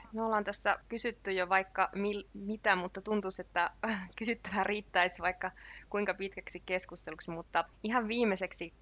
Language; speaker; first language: Finnish; native; Finnish